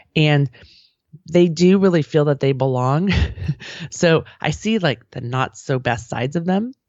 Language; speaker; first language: English; native; English